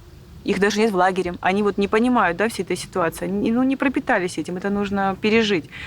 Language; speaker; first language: Russian; native; Russian